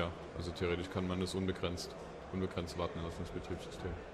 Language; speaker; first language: German; native; German